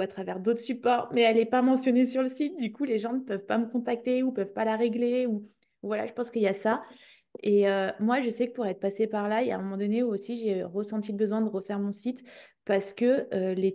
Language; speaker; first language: French; native; French